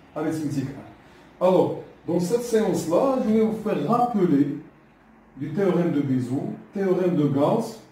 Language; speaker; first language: French; non-native, local second language; Arabic